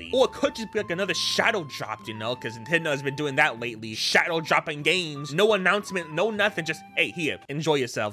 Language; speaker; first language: English; native; English